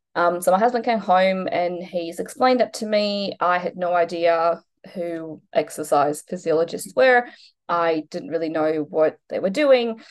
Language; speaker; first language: English; non-native, fluent; Polish